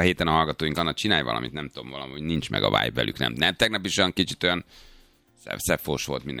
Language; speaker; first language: Hungarian; native; Hungarian